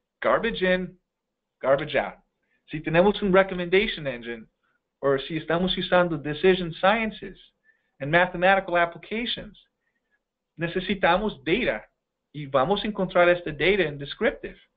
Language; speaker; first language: Spanish; non-native, fluent; English